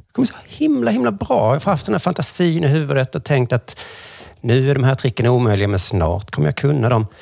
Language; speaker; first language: Swedish; native; Swedish